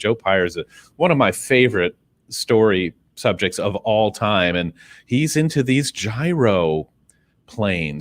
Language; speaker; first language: English; native; English